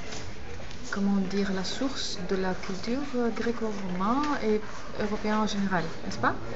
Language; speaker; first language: French; non-native, fluent; Greek